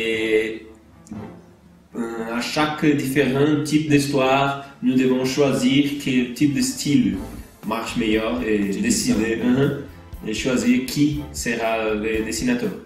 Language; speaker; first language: French; non-native, learner; Portuguese